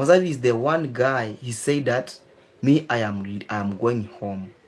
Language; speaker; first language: English; non-native, learner; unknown